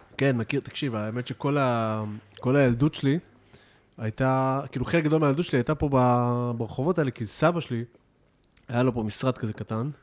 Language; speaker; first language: Hebrew; native; Hebrew